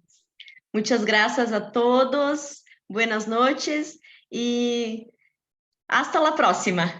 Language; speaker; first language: Spanish; non-native, fluent; Portuguese